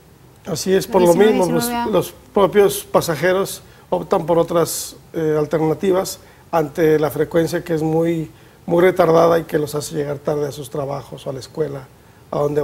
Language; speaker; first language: Spanish; native; Spanish